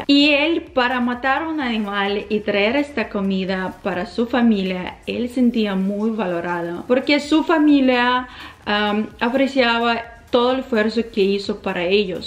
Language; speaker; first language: Spanish; non-native, fluent; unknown